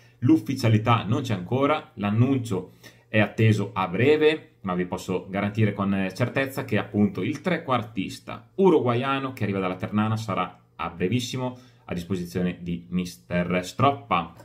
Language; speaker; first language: Italian; native; Italian